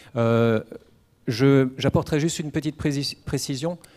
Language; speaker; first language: French; native; French